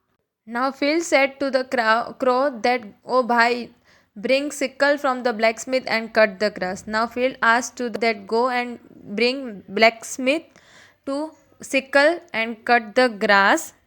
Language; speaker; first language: English; non-native, local second language; Gujarati